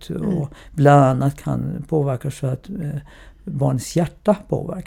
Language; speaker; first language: Swedish; non-native, fluent; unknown